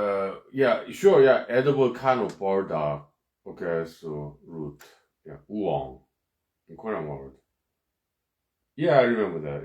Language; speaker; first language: English; non-native, fluent; Korean